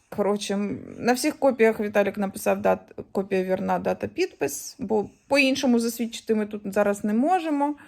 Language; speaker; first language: Ukrainian; native; Ukrainian